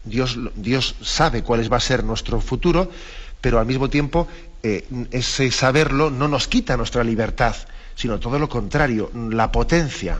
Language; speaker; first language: Spanish; native; Spanish